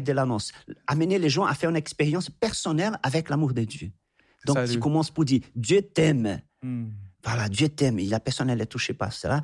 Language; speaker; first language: French; non-native, fluent; Portuguese